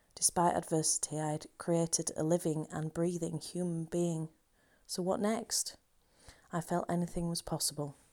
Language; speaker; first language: English; native; English